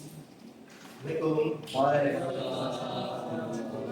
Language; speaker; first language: Indonesian; native; Indonesian